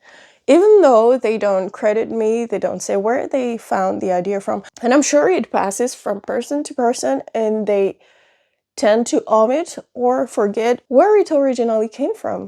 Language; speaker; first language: English; non-native, fluent; French